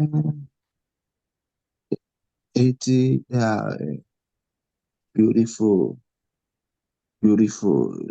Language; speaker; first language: English; non-native, learner; Haitian Creole